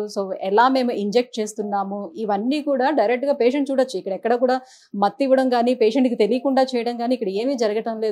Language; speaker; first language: Telugu; native; Telugu